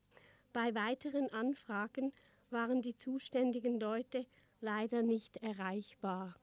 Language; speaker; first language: German; native; German